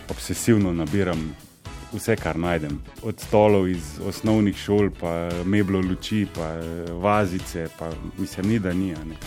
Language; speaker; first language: Slovenian; native; Slovenian